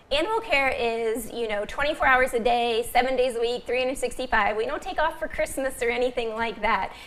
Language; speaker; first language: English; native; English